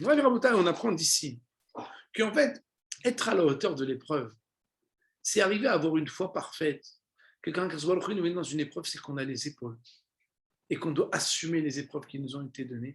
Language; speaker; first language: French; native; French